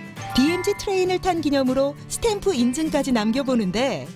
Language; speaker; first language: Korean; native; Korean